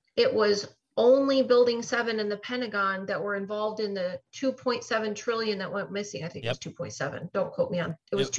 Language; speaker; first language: English; native; English